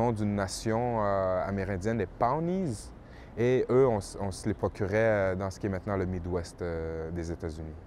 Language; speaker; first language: French; native; French